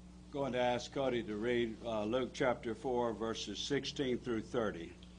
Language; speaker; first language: English; native; English